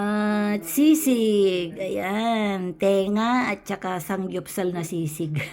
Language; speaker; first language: Filipino; native; Filipino